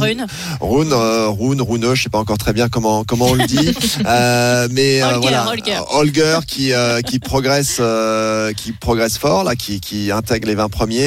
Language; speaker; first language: French; native; French